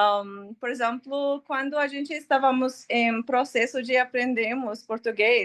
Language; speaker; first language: Portuguese; non-native, learner; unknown